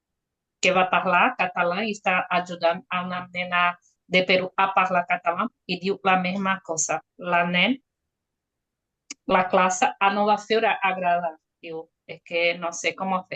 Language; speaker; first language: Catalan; non-native, learner; Portuguese